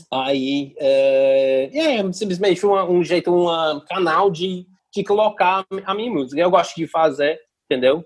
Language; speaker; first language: Portuguese; non-native, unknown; English